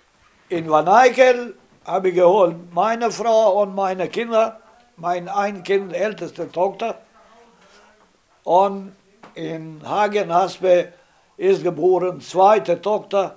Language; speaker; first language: German; non-native, learner; Romany